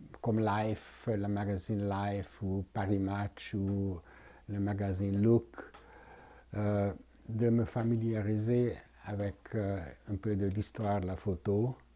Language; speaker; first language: French; non-native, fluent; Hungarian